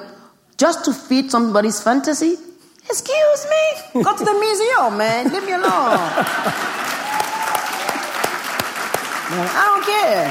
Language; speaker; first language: English; non-native, fluent; Fon